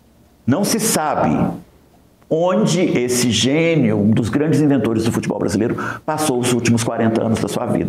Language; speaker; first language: Portuguese; native; Portuguese